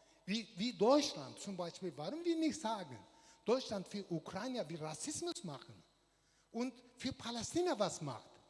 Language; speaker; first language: German; non-native, learner; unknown